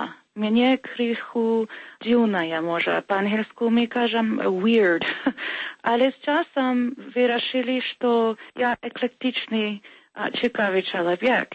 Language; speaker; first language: Belarusian; early bilingual, heritage; Belarusian